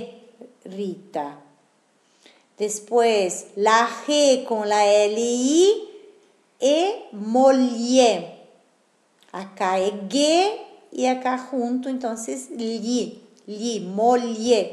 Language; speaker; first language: Spanish; non-native, fluent; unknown